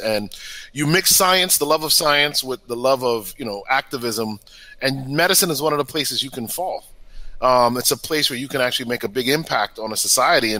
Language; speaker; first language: English; native; English